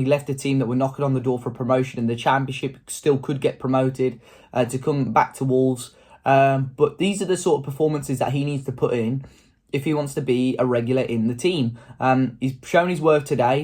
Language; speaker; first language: English; native; English